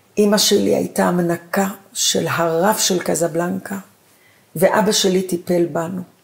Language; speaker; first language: Hebrew; early bilingual, other home language; Arabic